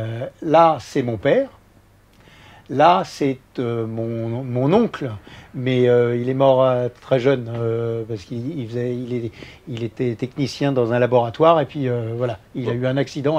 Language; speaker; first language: French; native; French